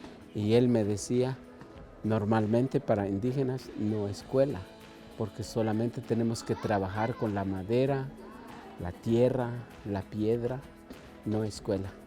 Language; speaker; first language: Spanish; non-native, local second language; Kʼicheʼ